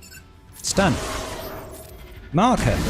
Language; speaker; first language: English; native; English